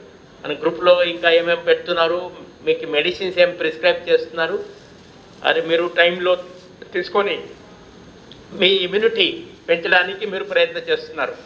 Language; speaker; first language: Telugu; non-native, local second language; Hindi